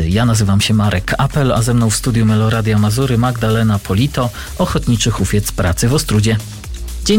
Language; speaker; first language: Polish; native; Polish